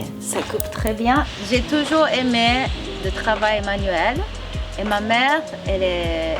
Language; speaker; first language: French; non-native, fluent; Japanese